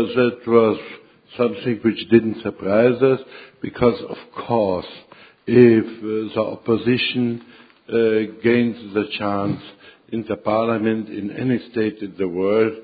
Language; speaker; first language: English; non-native, fluent; Czech